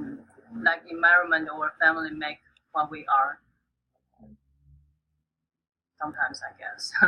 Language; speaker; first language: English; non-native, fluent; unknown